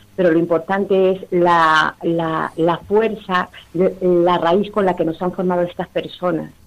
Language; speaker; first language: Spanish; native; Spanish